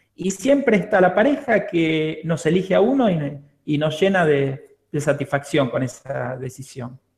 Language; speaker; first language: Spanish; native; Spanish